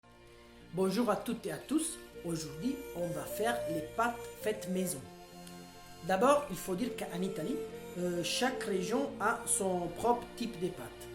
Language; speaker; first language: French; non-native, fluent; Italian